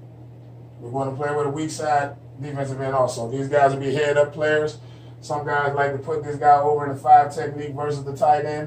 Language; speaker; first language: English; native; English